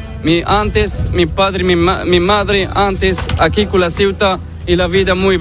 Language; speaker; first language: Spanish; non-native, learner; Arabic